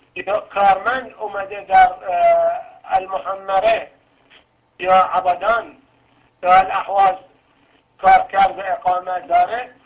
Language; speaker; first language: Persian; non-native, local second language; Arabic